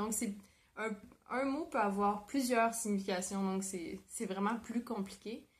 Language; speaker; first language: French; native; French